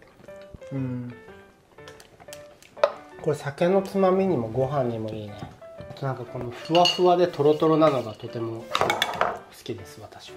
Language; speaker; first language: Japanese; native; Japanese